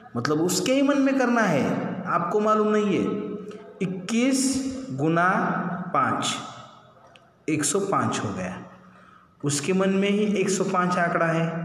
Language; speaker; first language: Hindi; non-native, local second language; Marathi